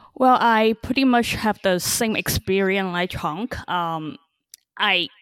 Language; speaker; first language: English; early bilingual, other home language; Chinese